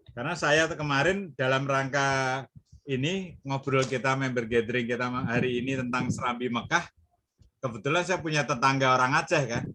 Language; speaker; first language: Indonesian; native; Indonesian